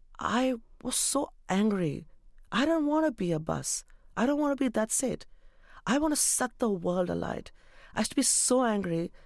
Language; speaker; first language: English; non-native, local second language; Urdu